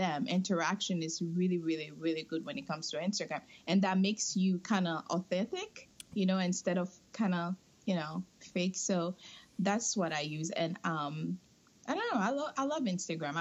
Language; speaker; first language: English; non-native, fluent; Haitian Creole